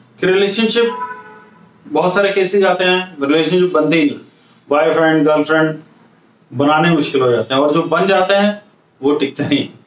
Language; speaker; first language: Hindi; native; Hindi